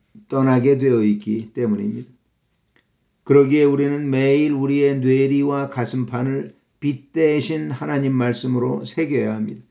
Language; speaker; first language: Korean; native; Korean